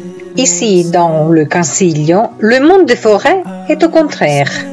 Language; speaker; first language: French; non-native, fluent; Italian